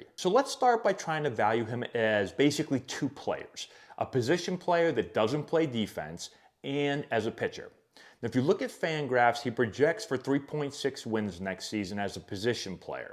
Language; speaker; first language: English; native; English